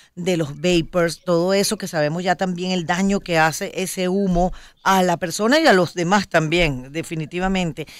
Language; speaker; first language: Spanish; native; Spanish